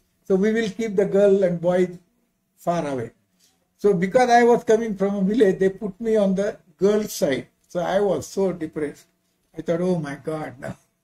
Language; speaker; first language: English; non-native, local second language; Marathi